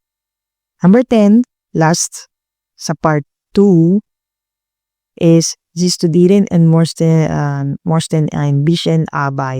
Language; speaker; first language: German; non-native, learner; Filipino